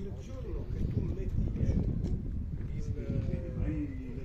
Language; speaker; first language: Italian; non-native, fluent; Punjabi